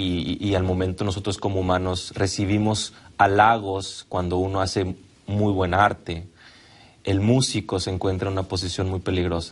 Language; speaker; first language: Spanish; native; Spanish